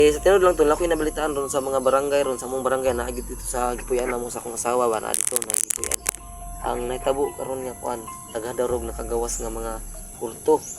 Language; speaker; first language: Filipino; non-native, local second language; Cebuano